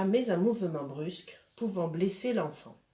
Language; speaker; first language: French; native; French